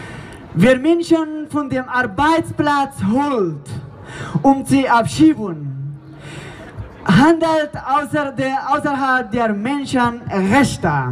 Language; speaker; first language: German; non-native, learner; Persian